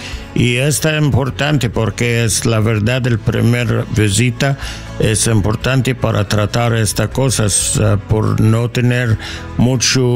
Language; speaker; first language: Spanish; non-native, learner; English